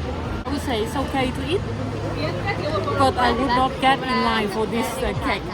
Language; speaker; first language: English; non-native, fluent; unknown